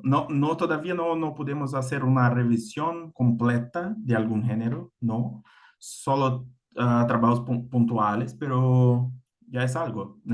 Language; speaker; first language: Spanish; non-native, fluent; Portuguese